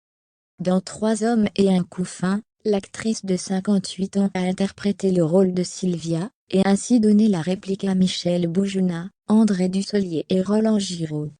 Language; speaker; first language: French; native; French